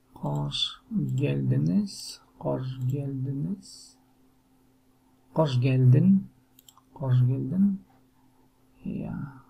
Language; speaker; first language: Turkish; non-native, learner; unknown